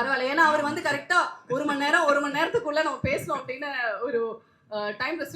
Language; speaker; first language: Tamil; native; Tamil